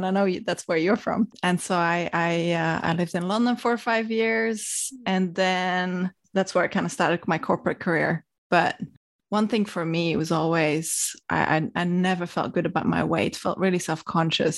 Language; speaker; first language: English; non-native, fluent; Dutch